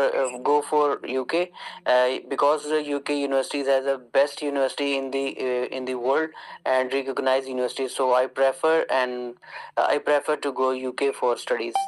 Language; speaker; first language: English; non-native, learner; Urdu